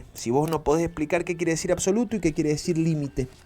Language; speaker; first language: Spanish; native; Spanish